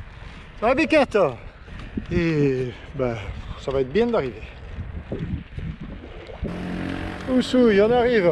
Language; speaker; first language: French; native; French